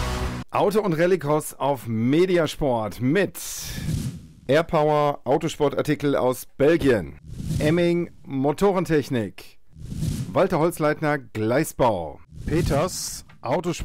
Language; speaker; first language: German; native; German